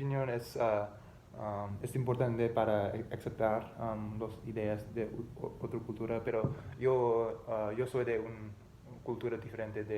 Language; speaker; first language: Spanish; non-native, learner; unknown